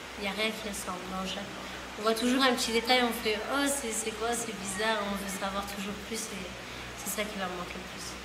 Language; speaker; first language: French; native; French